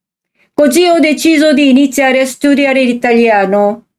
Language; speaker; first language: Italian; non-native, fluent; Korean